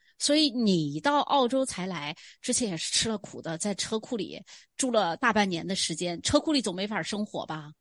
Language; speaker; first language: Chinese; native; Chinese